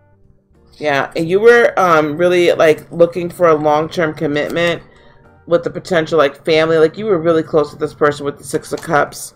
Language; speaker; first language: English; native; English